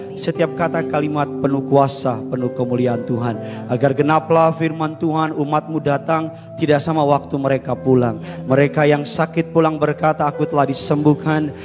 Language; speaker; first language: Indonesian; native; Indonesian